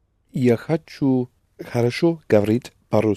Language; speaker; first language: Russian; non-native, learner; English